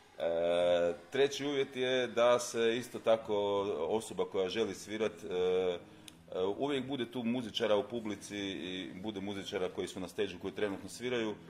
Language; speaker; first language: Croatian; native; Croatian